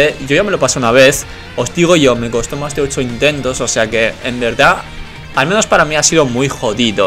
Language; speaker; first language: Spanish; native; Spanish